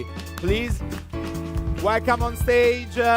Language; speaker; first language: English; non-native, fluent; Italian